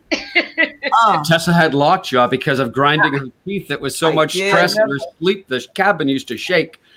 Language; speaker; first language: English; native; English